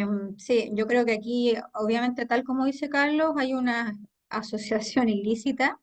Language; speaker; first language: Spanish; native; Spanish